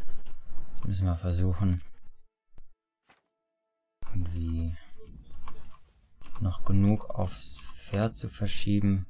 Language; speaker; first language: German; native; German